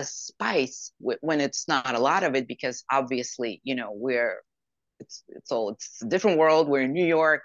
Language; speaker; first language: English; non-native, fluent; Ukrainian